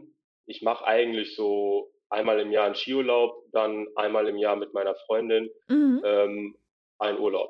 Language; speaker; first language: German; native; German